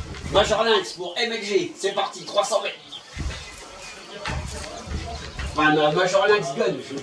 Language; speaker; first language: French; native; French